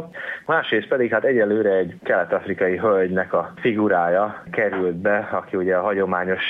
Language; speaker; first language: Hungarian; native; Hungarian